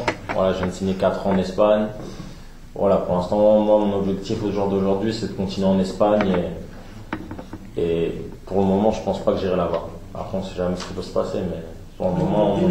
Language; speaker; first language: French; native; French